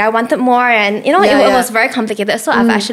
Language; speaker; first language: English; non-native, local second language; Chinese